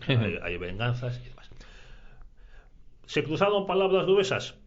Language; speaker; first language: Spanish; native; Spanish